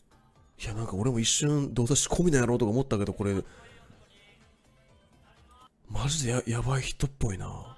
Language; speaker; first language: Japanese; native; Japanese